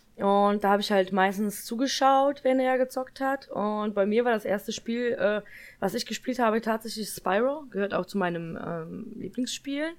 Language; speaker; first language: German; early bilingual, other home language; Polish